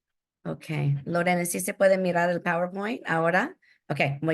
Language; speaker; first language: Spanish; early bilingual, heritage; Spanish